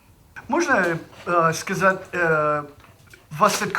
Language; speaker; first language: Russian; non-native, learner; English